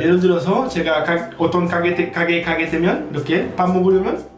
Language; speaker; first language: Korean; non-native, fluent; Spanish